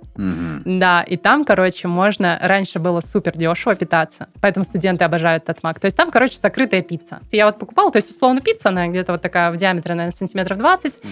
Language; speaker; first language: Russian; non-native, local second language; Tatar